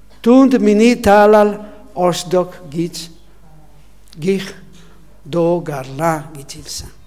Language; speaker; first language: Mongolian; non-native, learner; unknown